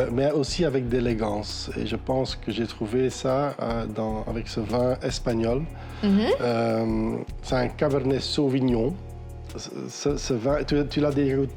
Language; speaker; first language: French; non-native, local second language; Dutch